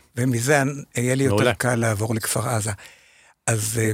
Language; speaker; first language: Hebrew; native; Hebrew